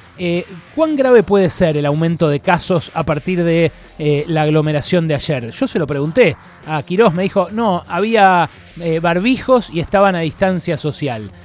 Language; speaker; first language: Spanish; native; Spanish